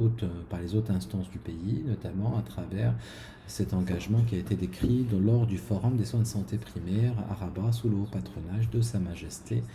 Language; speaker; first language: French; non-native, local second language; Arabic